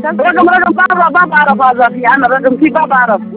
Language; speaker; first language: Arabic; non-native, learner; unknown